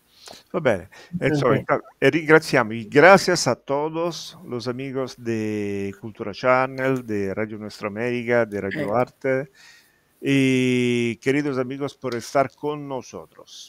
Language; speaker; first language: Spanish; non-native, fluent; Italian